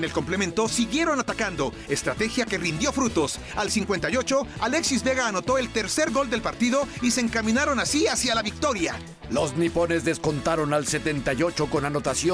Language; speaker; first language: Spanish; native; Spanish